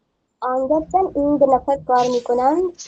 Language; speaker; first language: Persian; non-native, learner; Urdu